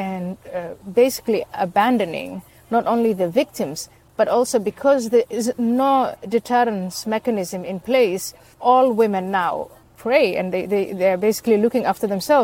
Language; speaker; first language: English; non-native, fluent; Somali